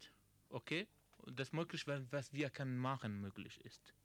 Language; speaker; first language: German; non-native, learner; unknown